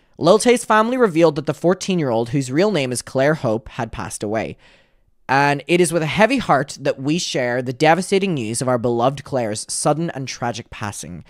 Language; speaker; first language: English; native; English